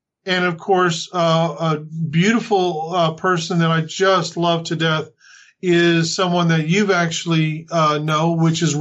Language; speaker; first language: English; native; English